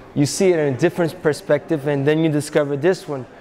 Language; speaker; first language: English; native; English